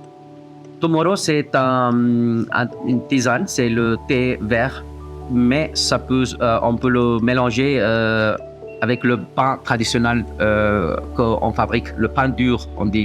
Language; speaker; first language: French; non-native, fluent; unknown